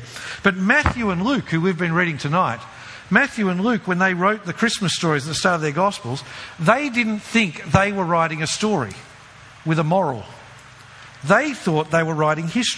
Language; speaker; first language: English; native; English